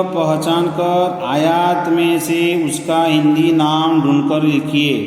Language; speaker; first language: Hindi; non-native, local second language; Gujarati